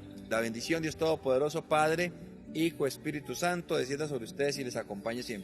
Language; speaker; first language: Spanish; native; Spanish